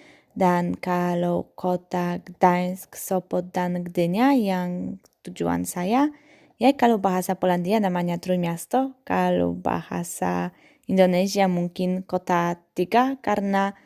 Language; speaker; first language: Indonesian; non-native, fluent; Polish